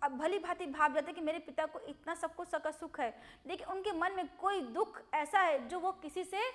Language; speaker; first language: Hindi; non-native, local second language; Gujarati